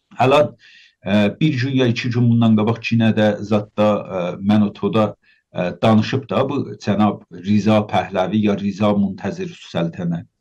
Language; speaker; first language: Azerbaijani; native; Azerbaijani